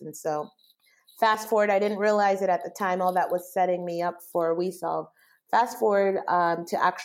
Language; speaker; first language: English; native; English